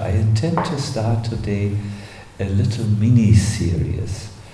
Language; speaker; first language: English; non-native, fluent; German